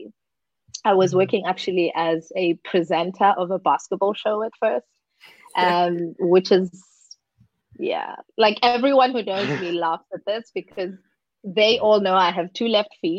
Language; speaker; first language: English; non-native, local second language; Xhosa